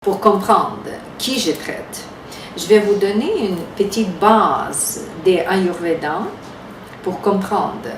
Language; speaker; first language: French; non-native, fluent; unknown